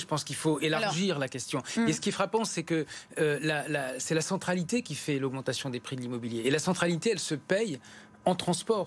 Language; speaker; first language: French; native; French